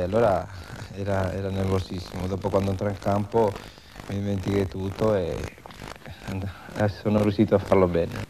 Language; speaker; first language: Italian; non-native, fluent; Spanish